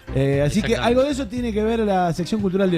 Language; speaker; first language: Spanish; native; Spanish